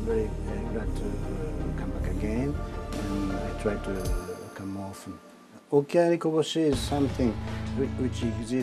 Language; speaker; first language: English; non-native, fluent; Japanese